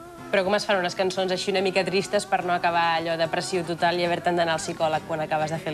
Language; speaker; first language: Catalan; native; Catalan